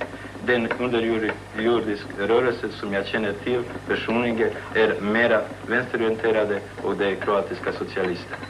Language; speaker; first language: Swedish; non-native, fluent; Croatian